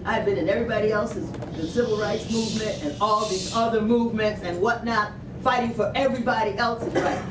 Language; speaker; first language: English; native; English